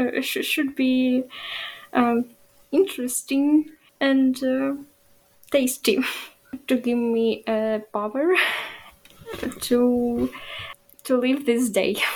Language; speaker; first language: English; non-native, learner; Ukrainian